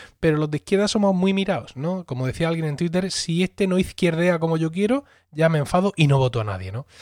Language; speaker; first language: Spanish; native; Spanish